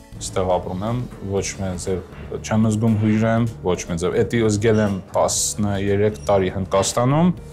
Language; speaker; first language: Armenian; early bilingual, heritage; Armenian